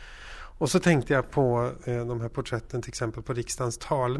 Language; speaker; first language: Swedish; native; Swedish